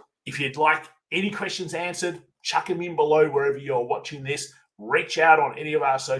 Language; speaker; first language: English; native; English